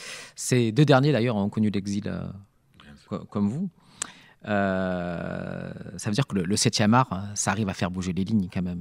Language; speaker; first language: French; native; French